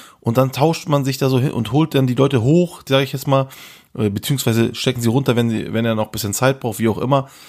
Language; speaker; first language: German; early bilingual, other home language; Turkish